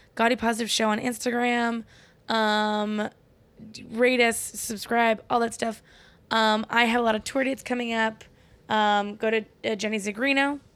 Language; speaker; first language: English; native; English